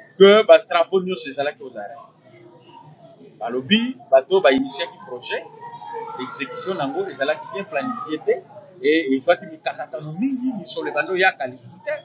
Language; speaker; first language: Lingala; non-native, local second language; Kongo